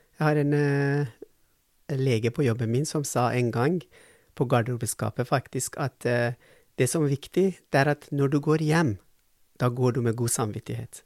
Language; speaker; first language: Norwegian; non-native, fluent; Persian